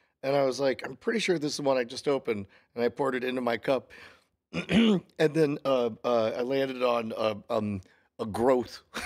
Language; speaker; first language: English; native; English